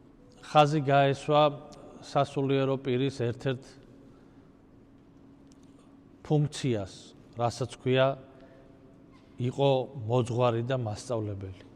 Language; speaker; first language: Georgian; native; Georgian